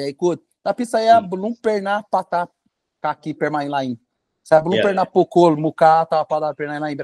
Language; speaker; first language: Indonesian; non-native, fluent; Portuguese